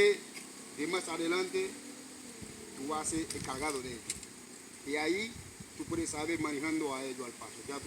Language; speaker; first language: Spanish; non-native, local second language; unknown